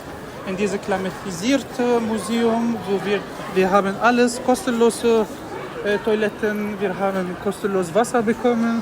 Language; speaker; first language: German; non-native, fluent; Arabic